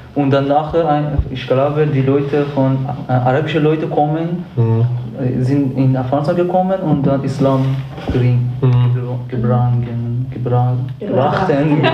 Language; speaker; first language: German; non-native, learner; Persian